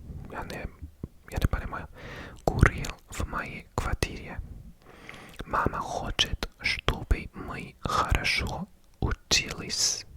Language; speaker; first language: Russian; non-native, learner; English